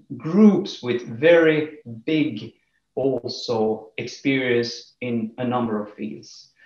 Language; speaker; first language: English; non-native, fluent; Swedish